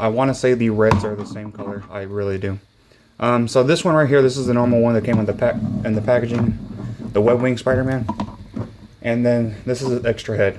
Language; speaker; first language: English; native; English